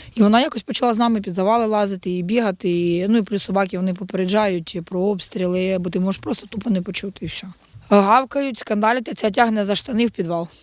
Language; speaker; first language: Ukrainian; native; Ukrainian